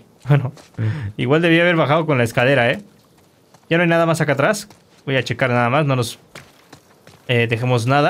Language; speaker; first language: Spanish; native; Spanish